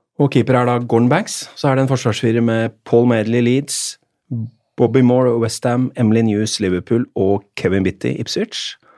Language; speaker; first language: Norwegian; native; Norwegian